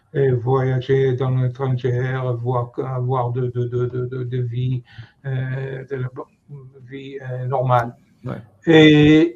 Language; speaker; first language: French; non-native, fluent; Hebrew